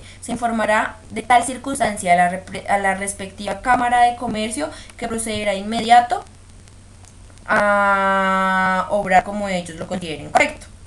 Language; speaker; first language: Spanish; native; Spanish